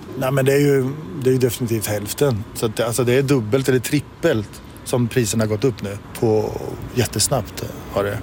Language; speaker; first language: Swedish; native; Swedish